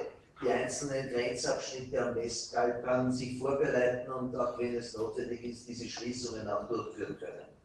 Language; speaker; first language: German; native; German